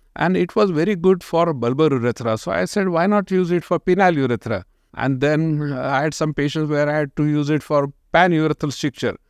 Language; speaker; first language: English; non-native, local second language; Marathi